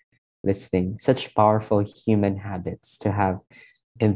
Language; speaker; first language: English; non-native, local second language; Hiligaynon